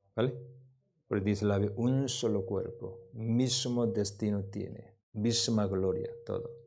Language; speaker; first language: Spanish; non-native, learner; Korean